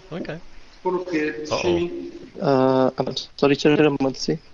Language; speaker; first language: English; non-native, learner; Vietnamese